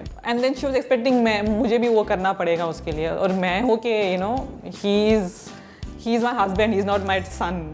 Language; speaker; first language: Hindi; native; Hindi